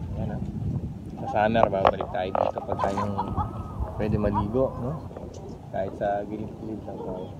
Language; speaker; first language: Filipino; native; Filipino